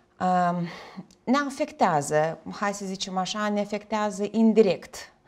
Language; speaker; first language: Romanian; native; Romanian